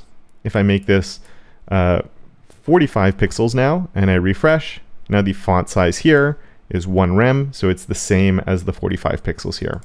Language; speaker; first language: English; native; English